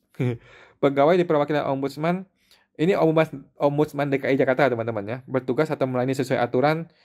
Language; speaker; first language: Indonesian; native; Indonesian